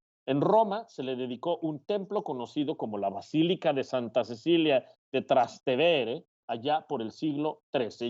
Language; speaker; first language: Spanish; native; Spanish